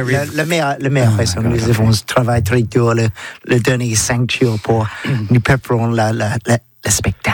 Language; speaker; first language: French; non-native, learner; English